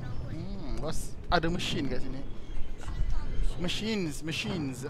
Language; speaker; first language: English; non-native, local second language; Malay